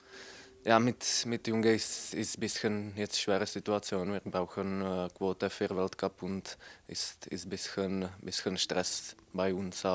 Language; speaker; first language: German; non-native, learner; Czech